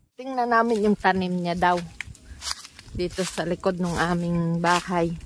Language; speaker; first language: Filipino; non-native, local second language; Cebuano